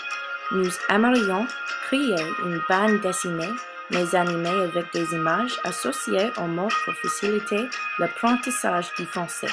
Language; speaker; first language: French; non-native, learner; English